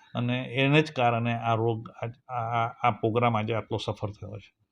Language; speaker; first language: Gujarati; native; Gujarati